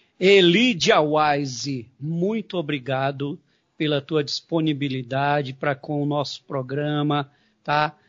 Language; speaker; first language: Portuguese; native; Portuguese